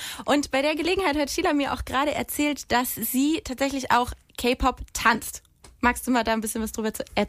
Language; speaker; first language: German; native; German